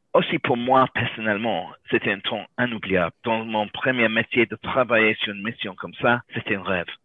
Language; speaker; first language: French; non-native, learner; English